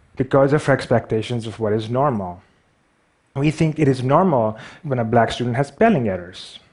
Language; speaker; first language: English; non-native, local second language; Urdu